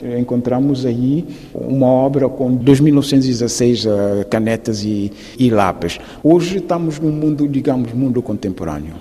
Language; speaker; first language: Portuguese; non-native, local second language; Upper Guinea Crioulo